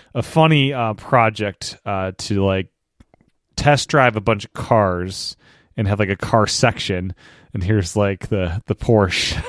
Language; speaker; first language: English; native; English